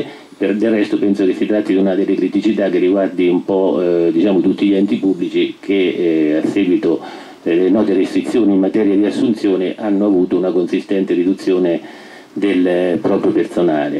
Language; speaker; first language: Italian; native; Italian